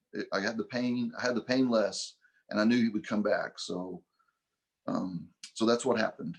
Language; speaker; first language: English; native; English